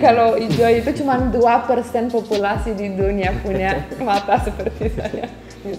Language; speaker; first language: Indonesian; non-native, fluent; Romanian